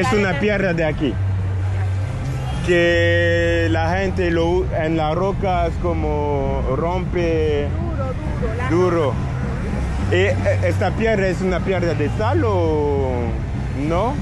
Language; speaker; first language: Spanish; non-native, learner; French